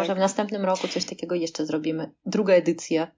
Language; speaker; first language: Polish; non-native, fluent; Russian